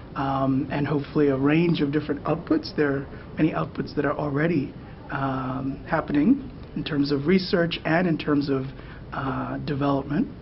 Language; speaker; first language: English; native; English